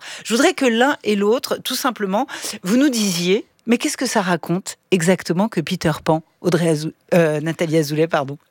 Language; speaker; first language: French; native; French